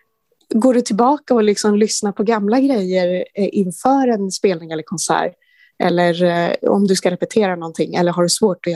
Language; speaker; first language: Swedish; native; Swedish